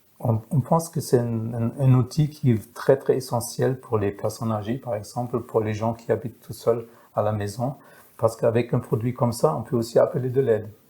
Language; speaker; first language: French; non-native, fluent; German